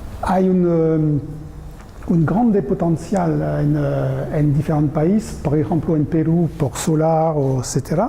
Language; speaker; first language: Spanish; non-native, learner; French